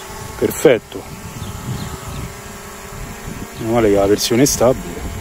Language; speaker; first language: Italian; native; Italian